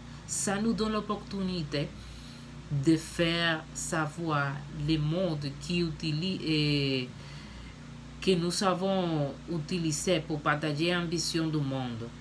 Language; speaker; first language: French; non-native, learner; Spanish